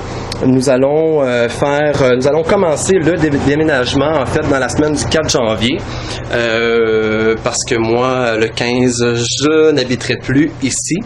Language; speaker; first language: French; native; French